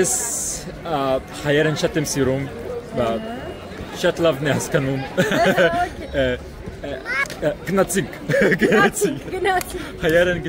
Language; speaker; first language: Armenian; non-native, learner; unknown